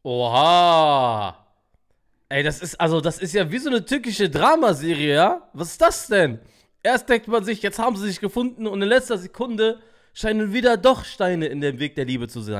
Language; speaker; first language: German; native; German